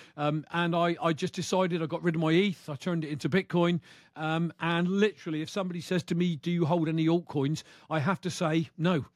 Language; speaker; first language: English; native; English